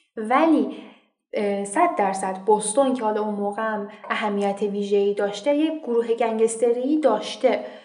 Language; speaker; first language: Persian; native; Persian